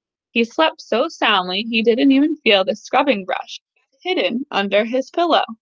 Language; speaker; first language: English; native; English